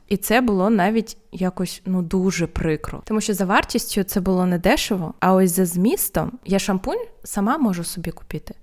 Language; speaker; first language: Ukrainian; native; Ukrainian